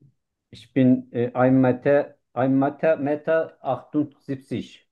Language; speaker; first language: German; non-native, learner; Turkish